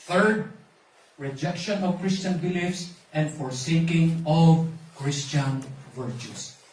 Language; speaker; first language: English; non-native, local second language; Filipino